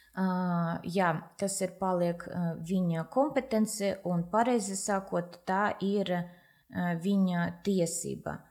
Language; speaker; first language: Latvian; non-native, local second language; Russian